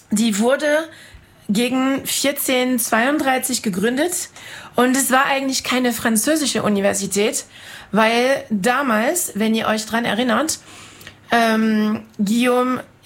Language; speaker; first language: German; non-native, fluent; French